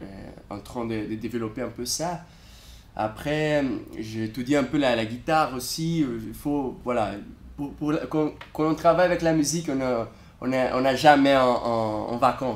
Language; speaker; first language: French; non-native, fluent; Portuguese